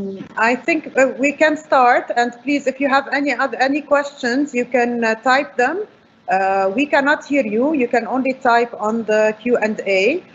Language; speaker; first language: English; non-native, fluent; Arabic